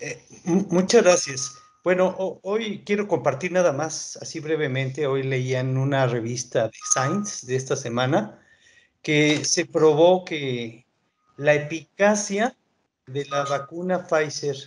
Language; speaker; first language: Spanish; native; Spanish